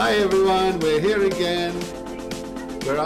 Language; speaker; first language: English; native; English